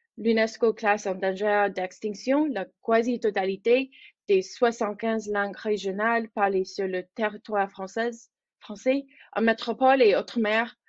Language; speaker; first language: French; non-native, fluent; English